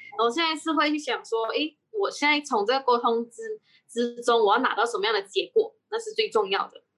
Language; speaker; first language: Chinese; native; Chinese